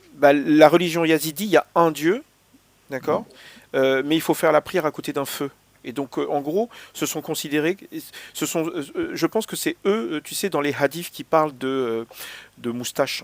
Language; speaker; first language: French; native; French